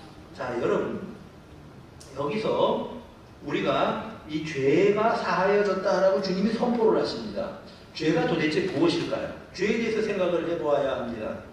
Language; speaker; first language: Korean; native; Korean